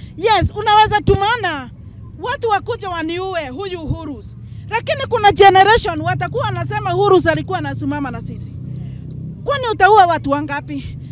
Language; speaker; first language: Swahili; non-native, local second language; Kikuyu